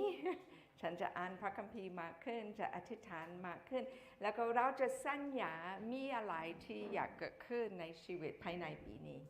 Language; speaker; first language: Thai; non-native, fluent; English